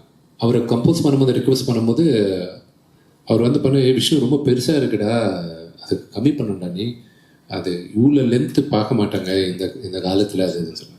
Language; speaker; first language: Tamil; early bilingual, heritage; Telugu